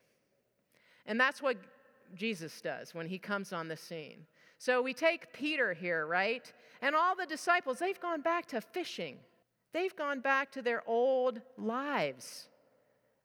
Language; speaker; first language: English; native; English